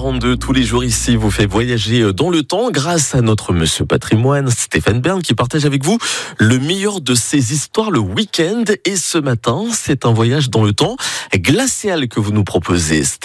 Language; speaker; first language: French; native; French